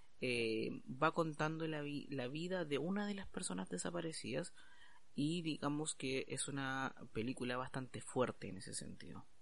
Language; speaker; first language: Spanish; native; Spanish